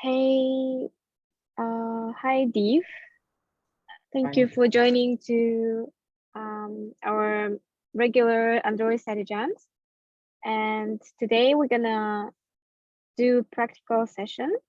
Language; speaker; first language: English; non-native, fluent; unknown